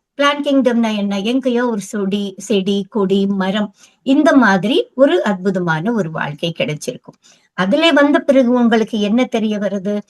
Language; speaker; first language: Tamil; non-native, local second language; Telugu